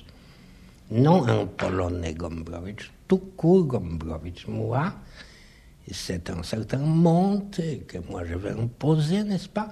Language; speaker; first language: French; non-native, fluent; Polish